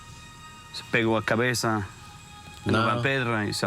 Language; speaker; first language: Portuguese; non-native, learner; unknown